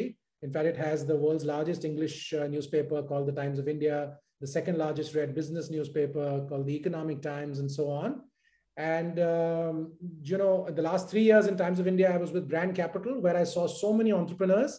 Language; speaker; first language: English; non-native, local second language; Hindi